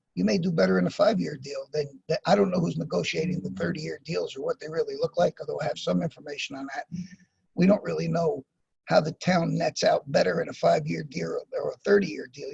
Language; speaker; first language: English; native; English